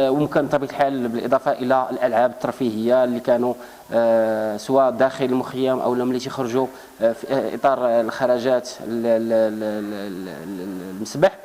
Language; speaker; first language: Arabic; native; Arabic